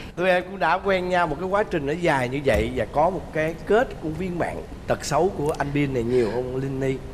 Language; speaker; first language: Vietnamese; native; Vietnamese